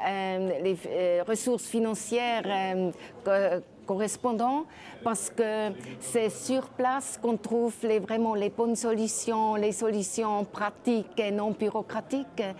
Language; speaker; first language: French; non-native, local second language; German